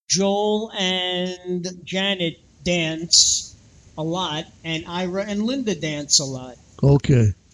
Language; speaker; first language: English; native; English